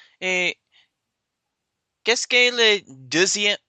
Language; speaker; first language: French; non-native, learner; English